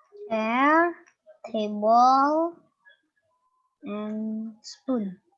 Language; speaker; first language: English; non-native, learner; Indonesian